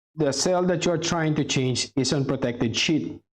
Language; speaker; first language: English; non-native, local second language; Filipino